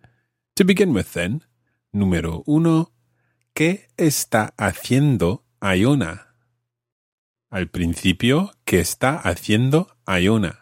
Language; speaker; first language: Spanish; non-native, fluent; English